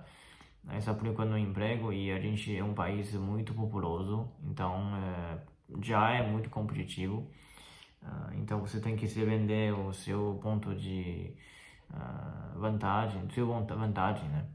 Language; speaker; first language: Portuguese; non-native, fluent; Chinese